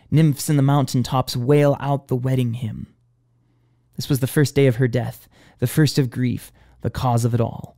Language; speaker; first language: English; native; English